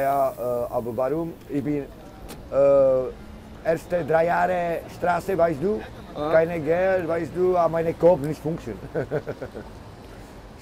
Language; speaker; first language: German; non-native, learner; Czech